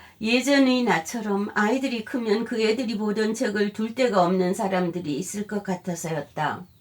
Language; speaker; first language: Korean; native; Korean